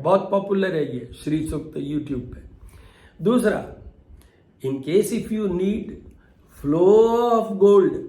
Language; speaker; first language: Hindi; native; Hindi